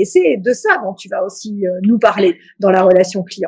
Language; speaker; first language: French; native; French